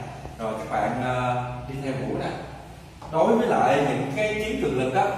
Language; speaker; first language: Vietnamese; native; Vietnamese